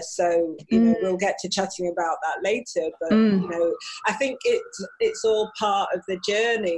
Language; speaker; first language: English; native; English